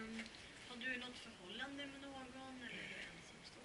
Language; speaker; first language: Swedish; non-native, fluent; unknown